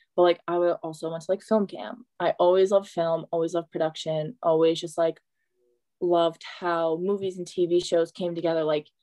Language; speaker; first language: English; native; English